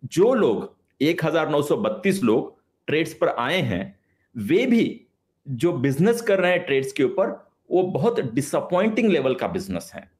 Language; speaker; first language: Hindi; non-native, local second language; Marathi